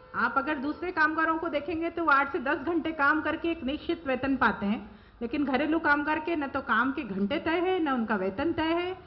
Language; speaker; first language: Hindi; native; Hindi